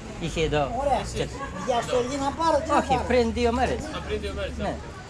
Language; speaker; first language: Greek; non-native, fluent; Polish